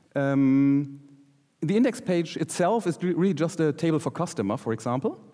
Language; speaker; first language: English; non-native, fluent; German